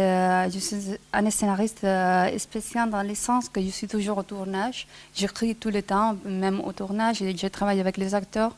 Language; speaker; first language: French; non-native, fluent; Spanish